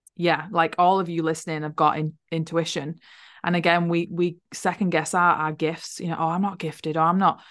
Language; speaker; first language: English; native; English